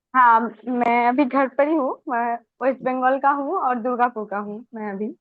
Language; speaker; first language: Hindi; non-native, local second language; Bangla